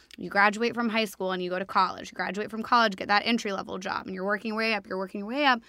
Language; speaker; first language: English; native; English